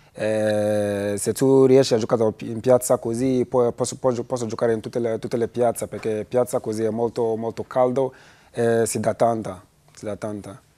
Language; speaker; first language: Italian; non-native, learner; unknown